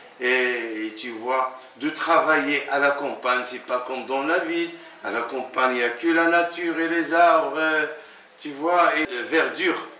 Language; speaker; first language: French; non-native, local second language; Arabic